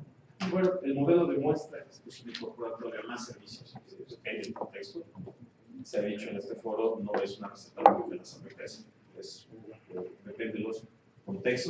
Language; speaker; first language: Spanish; native; Spanish